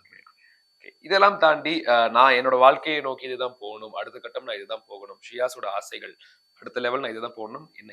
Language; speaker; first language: Tamil; native; Tamil